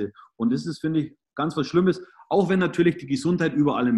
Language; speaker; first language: German; native; German